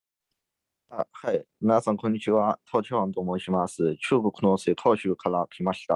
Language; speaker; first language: Japanese; non-native, learner; Chinese